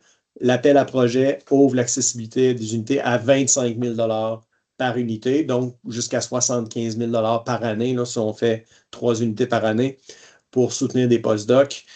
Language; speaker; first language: French; native; French